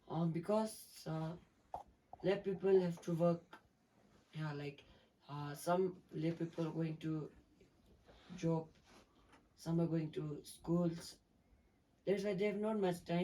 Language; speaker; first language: English; non-native, learner; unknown